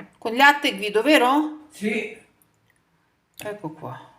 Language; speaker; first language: Italian; non-native, fluent; Ukrainian